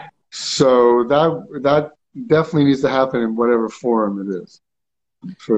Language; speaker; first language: English; early bilingual, other home language; Greek